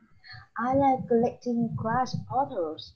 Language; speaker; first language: English; non-native, learner; Vietnamese